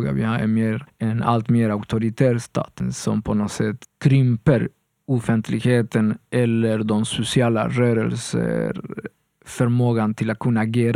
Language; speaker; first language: Swedish; non-native, fluent; Spanish